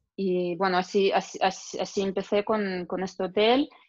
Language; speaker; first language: Spanish; non-native, fluent; Russian